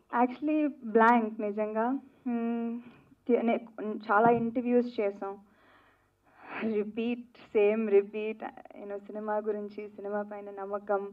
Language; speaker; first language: Telugu; non-native, fluent; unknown